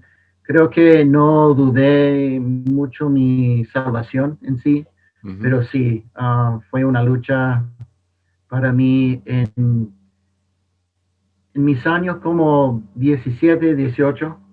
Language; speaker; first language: Spanish; non-native, fluent; English